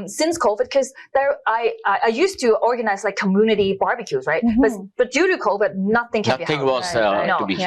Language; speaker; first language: English; non-native, local second language; Cantonese